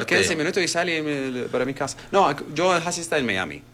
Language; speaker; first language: Spanish; non-native, learner; Arabic